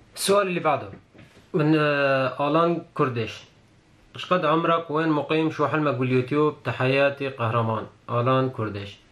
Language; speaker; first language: Arabic; non-native, local second language; Kurdish